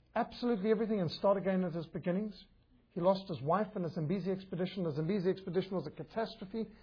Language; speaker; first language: English; native; English